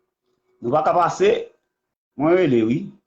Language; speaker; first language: Portuguese; non-native, learner; Haitian Creole